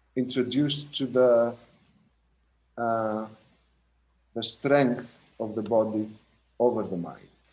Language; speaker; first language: English; non-native, fluent; Greek